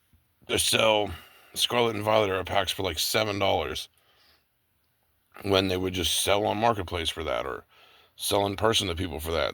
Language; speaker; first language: English; native; English